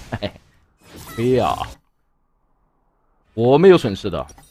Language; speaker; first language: Chinese; native; Chinese